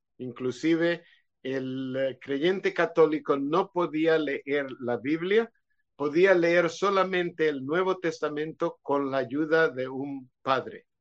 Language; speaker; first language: Spanish; non-native, fluent; Hebrew